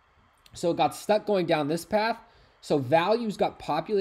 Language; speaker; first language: English; native; English